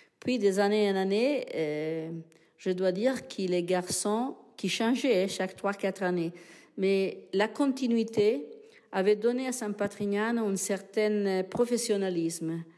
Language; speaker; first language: French; non-native, fluent; Italian